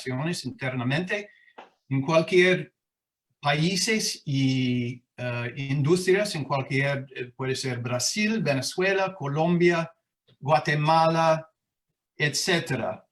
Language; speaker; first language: Spanish; non-native, fluent; English